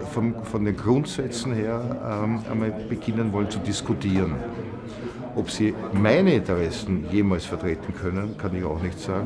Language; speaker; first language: German; native; German